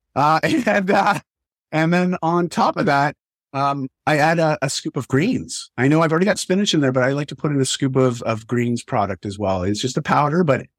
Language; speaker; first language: English; native; English